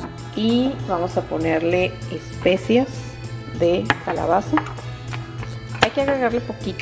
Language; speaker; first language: Spanish; native; Spanish